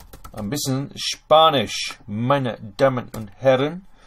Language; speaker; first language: German; non-native, fluent; English